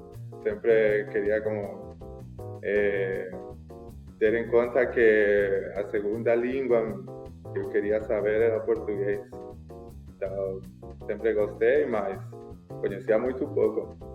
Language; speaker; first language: Portuguese; non-native, learner; Spanish